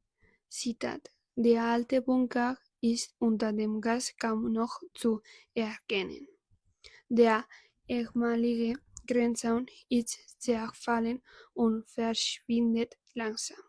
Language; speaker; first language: German; non-native, learner; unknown